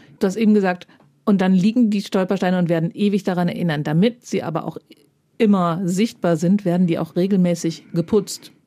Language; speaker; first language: German; native; German